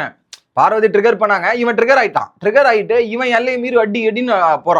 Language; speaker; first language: Tamil; native; Tamil